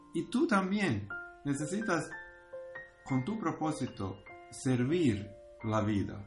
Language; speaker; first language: Spanish; non-native, learner; Croatian